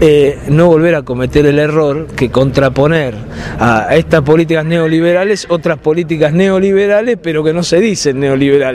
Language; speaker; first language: Spanish; native; Spanish